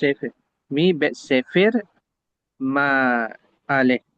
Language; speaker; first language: Hebrew; non-native, learner; Indonesian